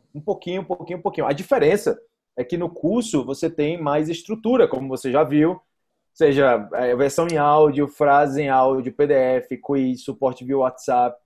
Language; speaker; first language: Portuguese; native; Portuguese